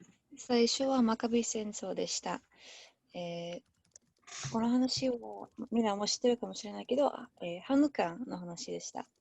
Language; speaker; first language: Japanese; non-native, learner; English